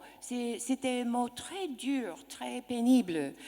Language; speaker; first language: French; non-native, learner; English